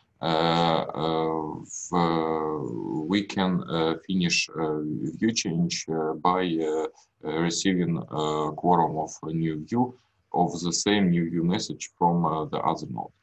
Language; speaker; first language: English; non-native, learner; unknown